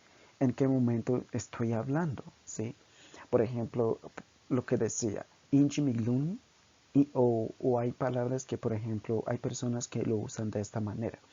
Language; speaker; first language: Spanish; non-native, local second language; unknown